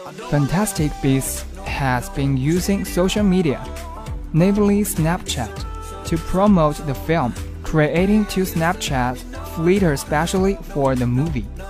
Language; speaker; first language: English; non-native, fluent; Chinese